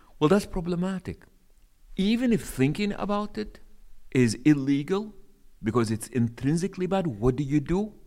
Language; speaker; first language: English; non-native, local second language; Arabic